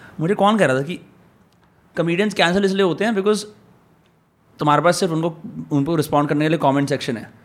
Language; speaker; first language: Hindi; native; Hindi